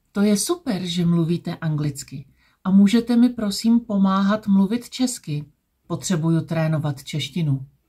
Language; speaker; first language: Czech; native; Czech